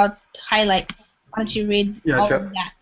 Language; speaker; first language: English; native; English